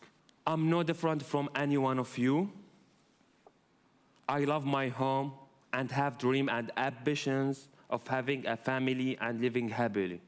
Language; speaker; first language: English; non-native, fluent; Arabic